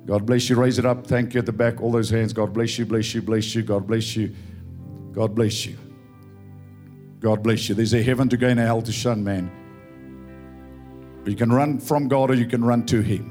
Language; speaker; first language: English; non-native, local second language; Afrikaans